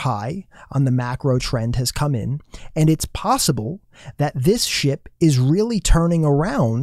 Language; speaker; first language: English; native; English